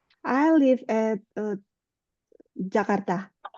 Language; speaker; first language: English; non-native, learner; Indonesian